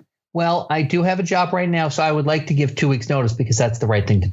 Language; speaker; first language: English; native; English